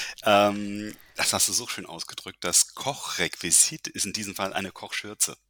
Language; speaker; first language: German; early bilingual, heritage; German